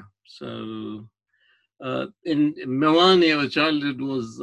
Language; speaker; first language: English; non-native, local second language; Gujarati